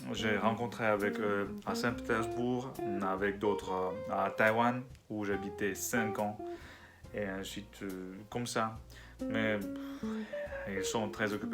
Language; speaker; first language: French; non-native, learner; Russian